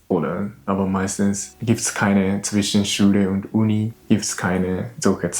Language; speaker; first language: German; non-native, learner; Japanese